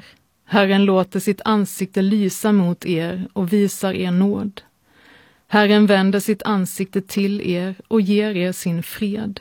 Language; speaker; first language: Swedish; native; Swedish